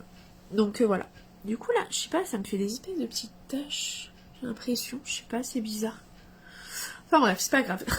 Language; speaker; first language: French; native; French